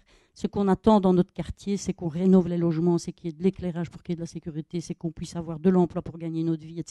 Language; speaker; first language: French; native; French